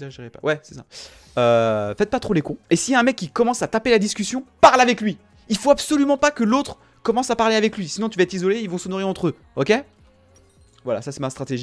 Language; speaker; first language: French; native; French